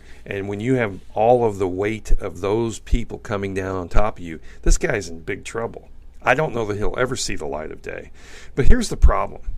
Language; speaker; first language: English; native; English